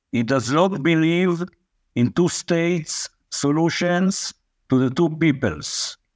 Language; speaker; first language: English; non-native, fluent; Hebrew